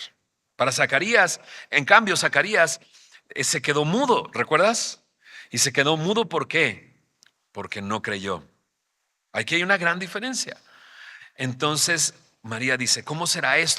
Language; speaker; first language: Spanish; native; Spanish